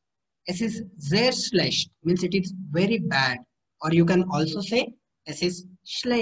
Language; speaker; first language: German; non-native, fluent; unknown